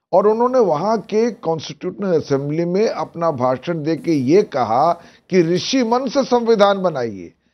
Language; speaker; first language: Hindi; native; Hindi